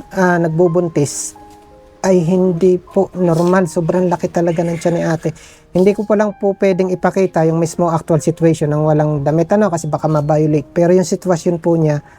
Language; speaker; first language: Filipino; native; Filipino